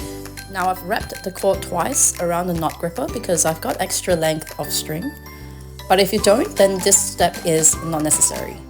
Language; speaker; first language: English; native; English